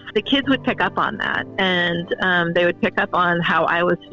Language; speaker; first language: English; native; English